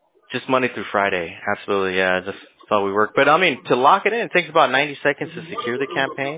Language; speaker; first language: English; early bilingual, other home language; Spanish